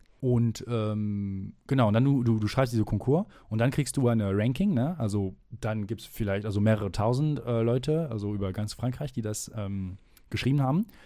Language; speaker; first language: German; non-native, fluent; French